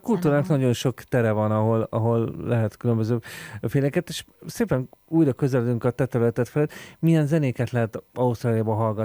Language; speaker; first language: Hungarian; native; Hungarian